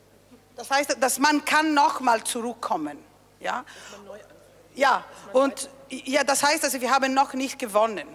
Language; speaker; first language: German; non-native, fluent; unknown